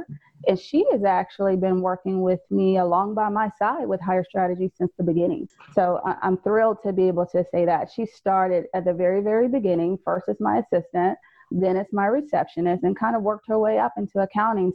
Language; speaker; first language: English; native; English